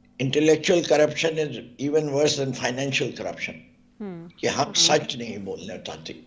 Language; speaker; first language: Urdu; native; Urdu